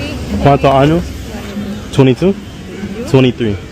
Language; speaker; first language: Spanish; non-native, learner; English